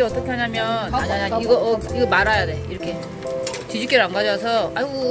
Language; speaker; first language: Korean; native; Korean